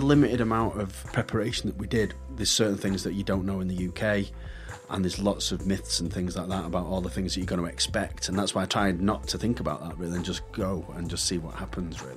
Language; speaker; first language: English; native; English